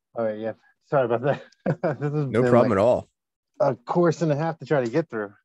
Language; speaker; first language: English; native; English